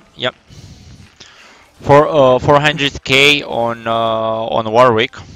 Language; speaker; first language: English; non-native, learner; Romanian